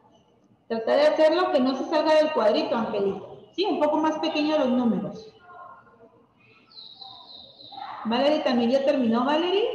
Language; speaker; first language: Spanish; native; Spanish